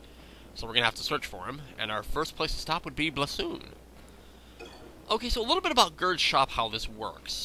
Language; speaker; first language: English; native; English